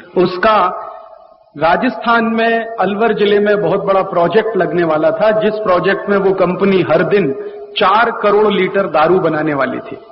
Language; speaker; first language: Hindi; native; Hindi